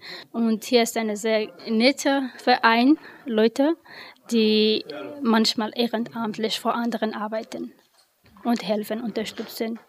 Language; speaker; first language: German; non-native, learner; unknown